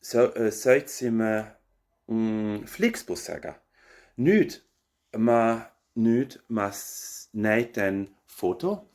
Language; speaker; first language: Estonian; non-native, learner; German